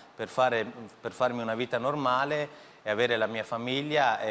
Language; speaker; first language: Italian; early bilingual, other home language; Persian